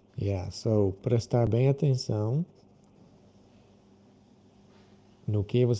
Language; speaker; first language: Portuguese; non-native, fluent; English